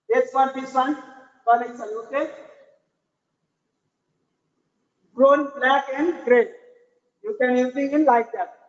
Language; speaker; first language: English; non-native, learner; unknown